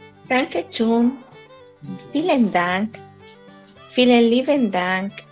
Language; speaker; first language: German; non-native, learner; Spanish